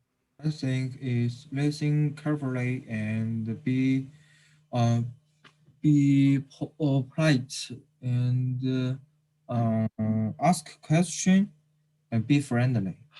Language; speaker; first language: English; non-native, learner; Chinese